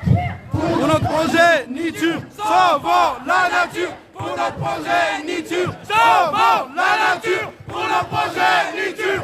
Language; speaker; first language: French; native; French